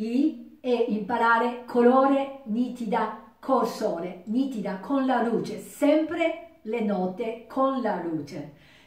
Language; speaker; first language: Italian; non-native, learner; Japanese